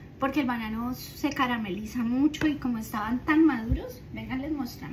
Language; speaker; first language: Spanish; native; Spanish